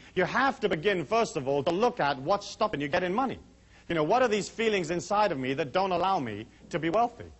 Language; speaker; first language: English; native; English